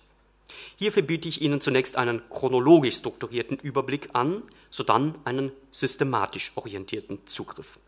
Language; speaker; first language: German; native; German